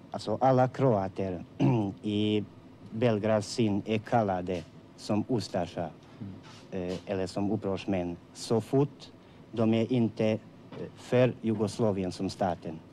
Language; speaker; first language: Swedish; non-native, fluent; Croatian